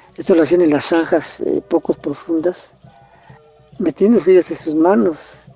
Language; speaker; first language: Spanish; native; Spanish